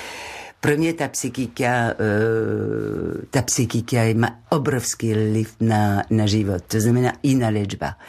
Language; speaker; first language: Czech; non-native, learner; French